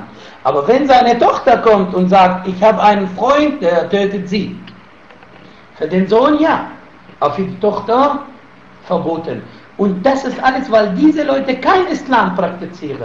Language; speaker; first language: German; non-native, fluent; Arabic